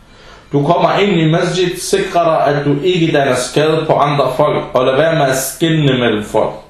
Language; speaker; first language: Danish; non-native, fluent; Arabic